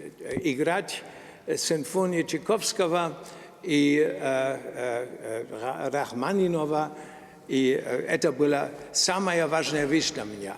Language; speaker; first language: Russian; non-native, learner; German